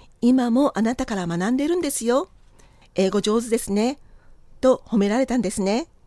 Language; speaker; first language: Japanese; native; Japanese